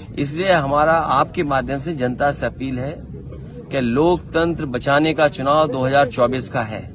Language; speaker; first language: Hindi; native; Hindi